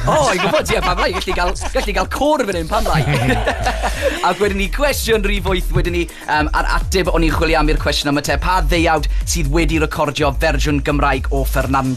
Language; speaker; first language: Welsh; native; Welsh